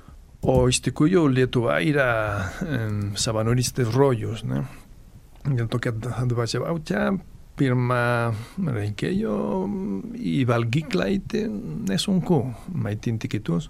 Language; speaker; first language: Lithuanian; non-native, fluent; Catalan